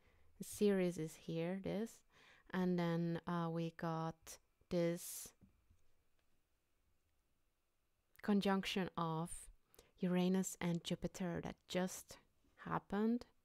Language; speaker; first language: English; non-native, fluent; Finnish